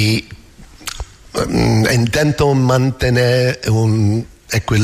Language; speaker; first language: Spanish; non-native, learner; English